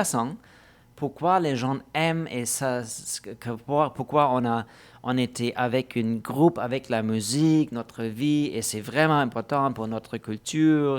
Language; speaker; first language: French; non-native, fluent; German